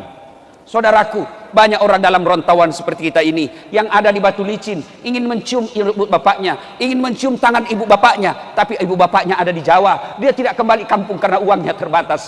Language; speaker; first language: Indonesian; non-native, local second language; Buginese